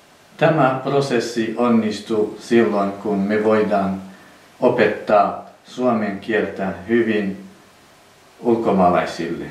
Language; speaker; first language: Finnish; non-native, fluent; Central Kurdish